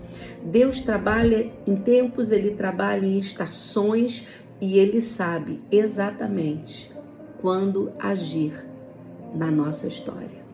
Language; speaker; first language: Portuguese; native; Portuguese